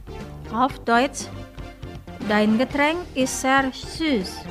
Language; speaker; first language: German; non-native, fluent; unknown